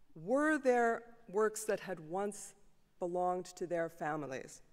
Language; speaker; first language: English; native; English